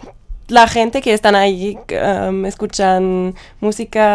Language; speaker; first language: Spanish; non-native, learner; German